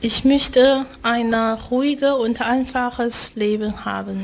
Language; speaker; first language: German; non-native, fluent; Chinese